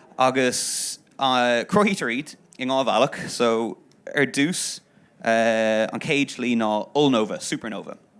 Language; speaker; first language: Irish; non-native, local second language; English